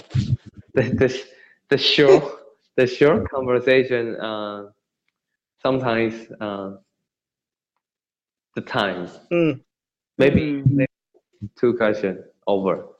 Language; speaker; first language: English; non-native, learner; Chinese